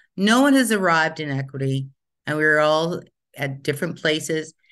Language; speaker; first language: English; native; English